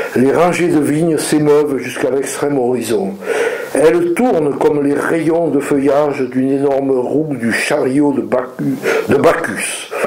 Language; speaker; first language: French; native; French